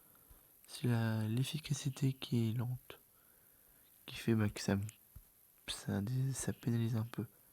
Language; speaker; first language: French; native; French